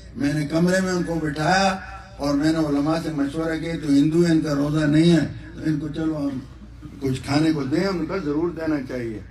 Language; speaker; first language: Urdu; non-native, local second language; Northern Hindko